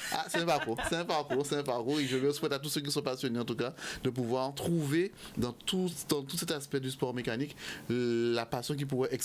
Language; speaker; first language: French; native; French